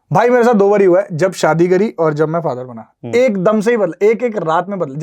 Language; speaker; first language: Hindi; native; Hindi